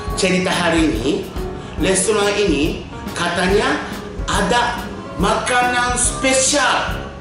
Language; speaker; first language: Indonesian; non-native, learner; Japanese